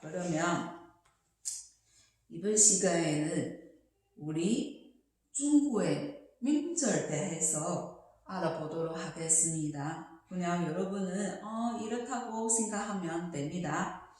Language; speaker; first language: Korean; non-native, fluent; Chinese